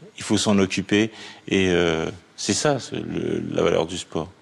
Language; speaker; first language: French; native; French